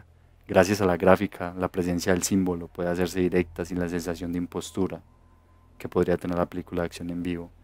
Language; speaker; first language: Spanish; native; Spanish